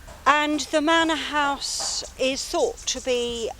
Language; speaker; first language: English; native; English